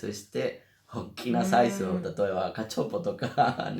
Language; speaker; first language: Japanese; non-native, learner; Spanish